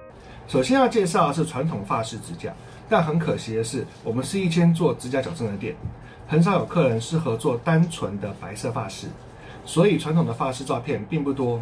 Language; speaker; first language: Chinese; native; Chinese